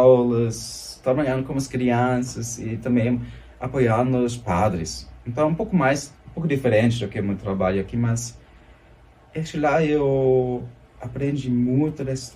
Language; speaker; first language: Portuguese; non-native, fluent; German